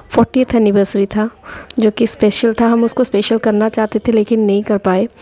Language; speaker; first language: Hindi; non-native, local second language; Odia